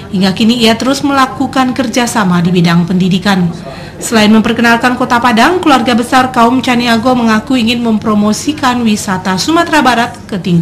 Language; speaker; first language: Indonesian; native; Indonesian